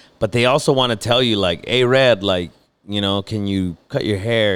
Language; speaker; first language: English; native; English